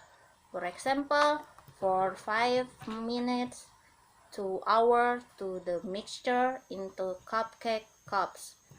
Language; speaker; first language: English; non-native, learner; Indonesian